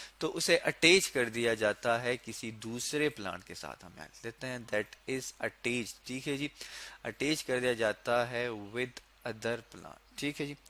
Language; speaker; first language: Urdu; native; Urdu